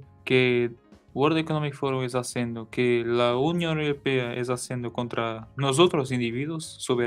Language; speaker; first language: Spanish; non-native, learner; Portuguese